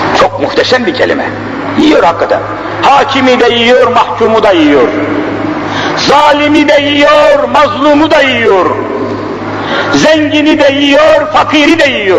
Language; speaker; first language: Turkish; native; Turkish